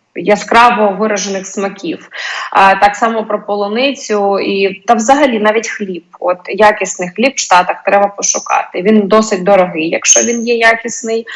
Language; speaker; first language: Ukrainian; non-native, local second language; Russian